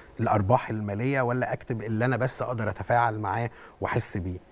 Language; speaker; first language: Arabic; native; Arabic